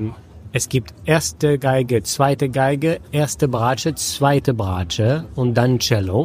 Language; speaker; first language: German; non-native, fluent; French